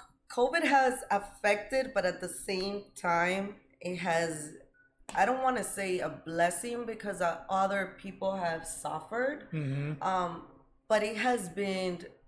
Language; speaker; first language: English; early bilingual, other home language; Spanish